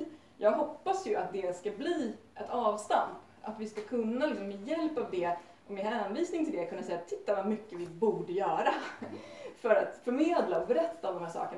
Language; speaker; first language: Swedish; native; Swedish